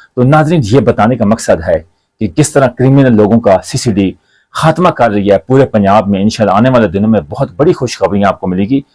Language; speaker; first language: Urdu; non-native, local second language; Punjabi